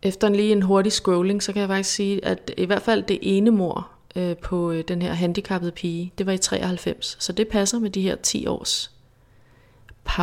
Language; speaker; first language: Danish; native; Danish